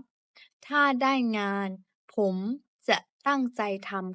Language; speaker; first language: Thai; non-native, fluent; Burmese